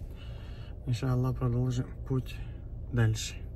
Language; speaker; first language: Russian; non-native, fluent; Tajik